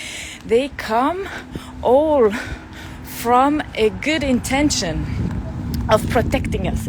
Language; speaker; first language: English; non-native, fluent; French